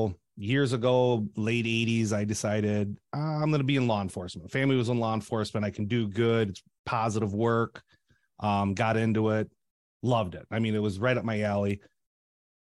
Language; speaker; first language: English; native; English